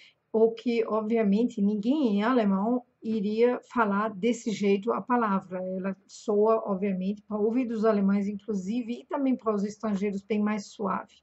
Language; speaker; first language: Portuguese; non-native, fluent; German